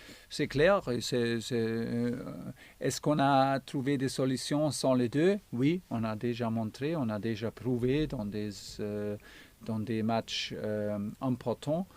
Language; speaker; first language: French; non-native, fluent; German